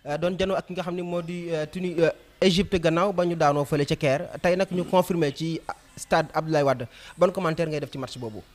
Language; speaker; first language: Wolof; native; Wolof